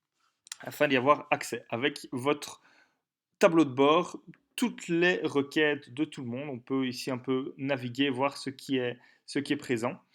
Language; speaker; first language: French; native; French